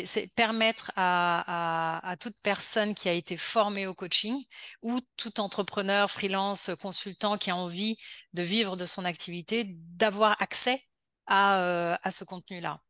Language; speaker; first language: French; native; French